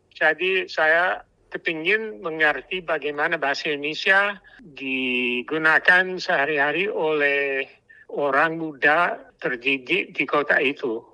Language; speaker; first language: Indonesian; non-native, fluent; English